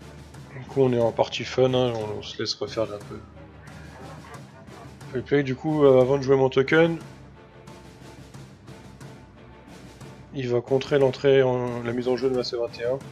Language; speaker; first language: French; native; French